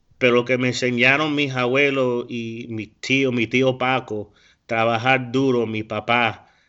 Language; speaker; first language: Spanish; early bilingual, heritage; Spanish